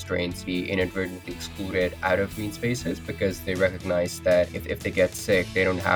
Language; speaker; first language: English; non-native, local second language; Urdu